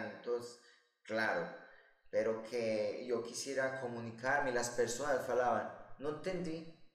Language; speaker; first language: Portuguese; non-native, learner; Spanish